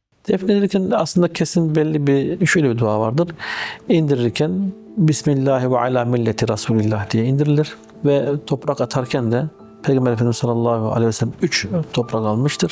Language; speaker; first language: Turkish; early bilingual, heritage; Turkish